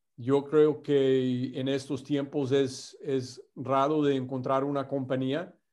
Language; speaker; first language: Spanish; non-native, fluent; English